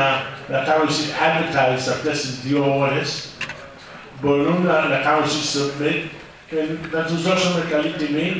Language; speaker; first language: Greek; early bilingual, heritage; Greek